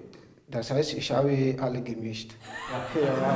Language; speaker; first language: German; non-native, learner; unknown